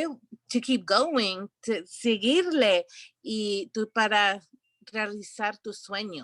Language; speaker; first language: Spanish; early bilingual, heritage; Spanish